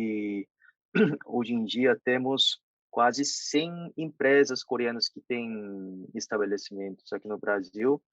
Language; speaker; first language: Portuguese; non-native, fluent; Korean